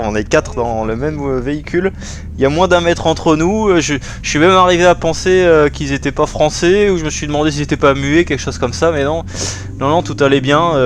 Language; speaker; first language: French; native; French